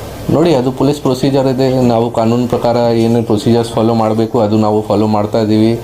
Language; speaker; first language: Kannada; non-native, fluent; Hindi